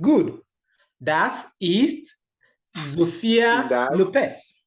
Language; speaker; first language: German; non-native, learner; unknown